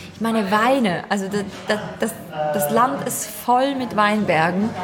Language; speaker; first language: German; native; German